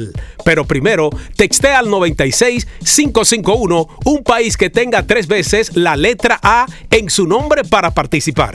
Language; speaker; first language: Spanish; native; Spanish